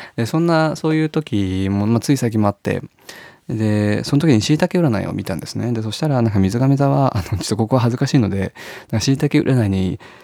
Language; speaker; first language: Japanese; native; Japanese